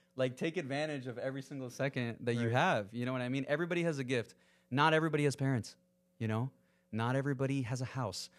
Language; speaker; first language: English; early bilingual, other home language; Spanish